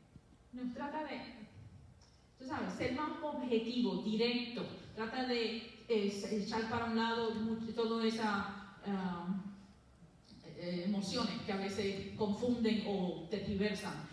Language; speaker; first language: Spanish; early bilingual, heritage; Spanish